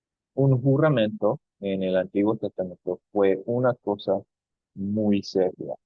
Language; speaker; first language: Spanish; non-native, fluent; English